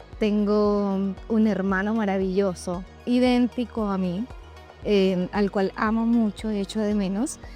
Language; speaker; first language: Spanish; native; Spanish